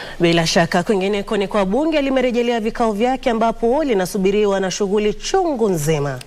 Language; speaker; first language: Swahili; non-native, local second language; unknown